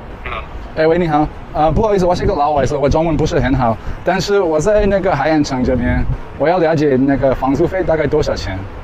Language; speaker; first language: Chinese; non-native, learner; English